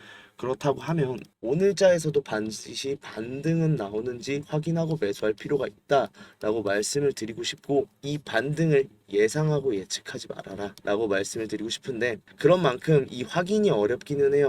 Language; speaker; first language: Korean; native; Korean